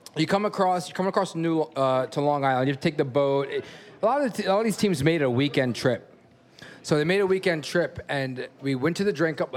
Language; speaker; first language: English; native; English